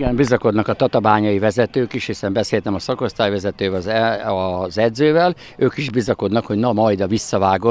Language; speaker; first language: Hungarian; native; Hungarian